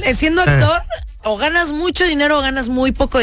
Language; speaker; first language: Spanish; native; Spanish